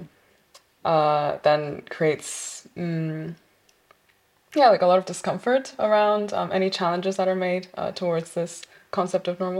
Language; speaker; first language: English; non-native, local second language; Korean